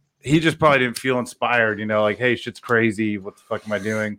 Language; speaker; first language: English; native; English